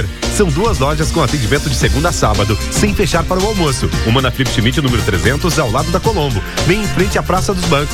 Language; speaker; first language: Portuguese; native; Portuguese